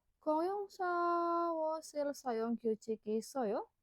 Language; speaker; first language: Korean; non-native, learner; Indonesian